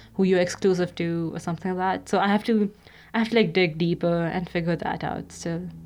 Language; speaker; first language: English; non-native, local second language; Hindi